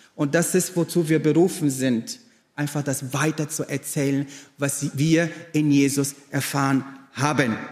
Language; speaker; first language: German; non-native, fluent; Portuguese